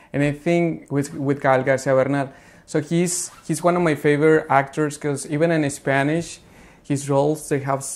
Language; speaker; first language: English; non-native, fluent; Spanish